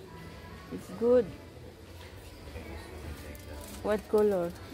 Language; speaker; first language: English; non-native, learner; Filipino